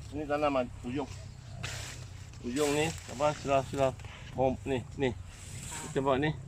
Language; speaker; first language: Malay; non-native, local second language; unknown